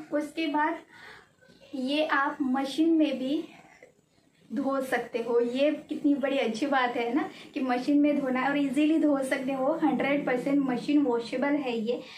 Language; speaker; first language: Hindi; non-native, local second language; Marathi